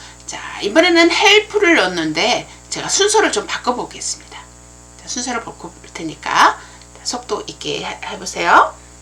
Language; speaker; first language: Korean; native; Korean